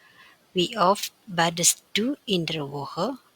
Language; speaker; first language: German; non-native, fluent; Indonesian